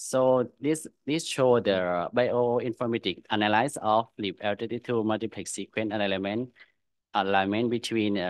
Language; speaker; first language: English; non-native, learner; Thai